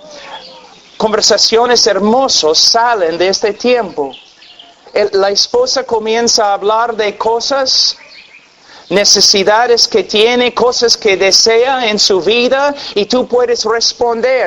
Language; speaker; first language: Spanish; non-native, fluent; English